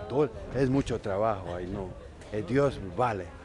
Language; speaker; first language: Spanish; non-native, fluent; English